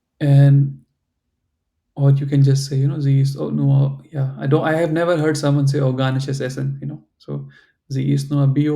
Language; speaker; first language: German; non-native, fluent; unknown